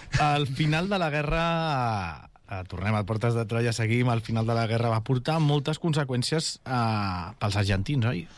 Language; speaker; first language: Catalan; native; Catalan